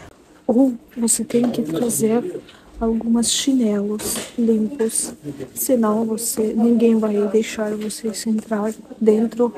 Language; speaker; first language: Portuguese; non-native, fluent; Russian